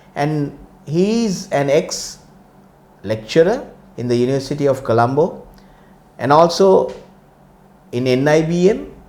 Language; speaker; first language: English; non-native, local second language; Sinhala